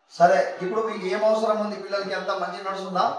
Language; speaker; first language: Telugu; non-native, local second language; Hindi